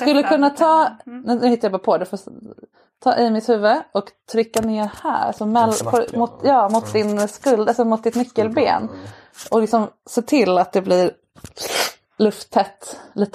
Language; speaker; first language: Swedish; native; Swedish